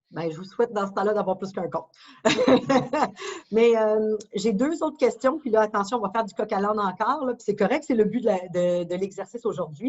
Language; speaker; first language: French; native; French